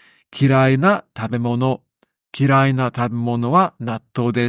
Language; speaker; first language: Japanese; non-native, learner; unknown